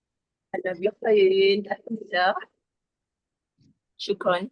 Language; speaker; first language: Arabic; non-native, learner; Malay